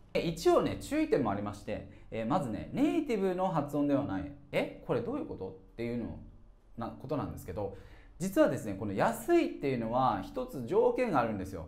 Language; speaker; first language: Japanese; native; Japanese